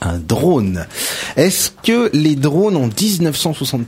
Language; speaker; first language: French; native; French